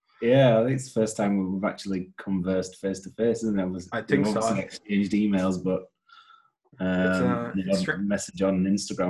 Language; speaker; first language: English; native; English